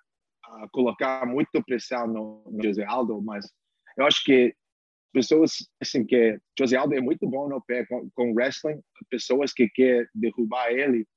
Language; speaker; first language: Portuguese; non-native, learner; English